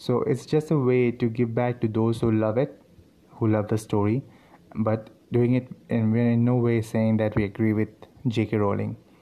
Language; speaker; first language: English; non-native, local second language; Assamese